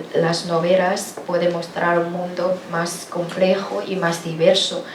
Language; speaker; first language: Spanish; non-native, fluent; Chinese